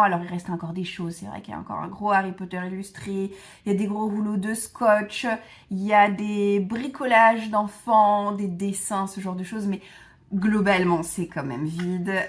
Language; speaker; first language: French; native; French